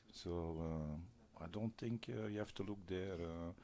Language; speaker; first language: English; non-native, fluent; Dutch